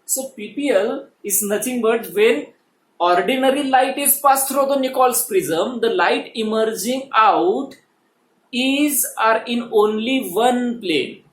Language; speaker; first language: English; non-native, local second language; Marathi